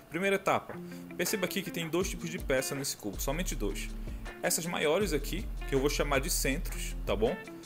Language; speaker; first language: Portuguese; native; Portuguese